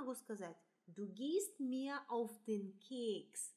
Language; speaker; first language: German; non-native, fluent; Russian